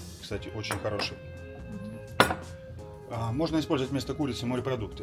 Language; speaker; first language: Russian; native; Russian